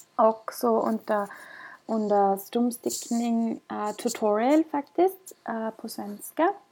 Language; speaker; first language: Swedish; non-native, fluent; German